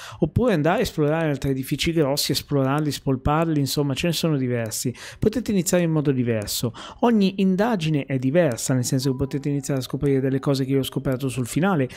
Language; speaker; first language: Italian; native; Italian